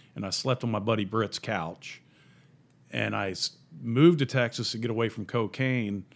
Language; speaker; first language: English; native; English